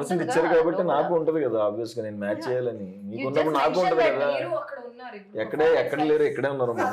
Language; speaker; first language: Telugu; native; Telugu